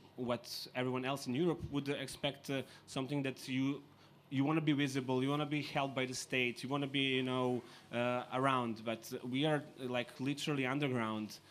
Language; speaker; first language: English; non-native, fluent; Serbian